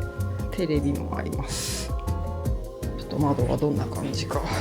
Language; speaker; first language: Japanese; native; Japanese